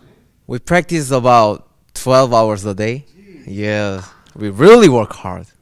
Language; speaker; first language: English; non-native, learner; Korean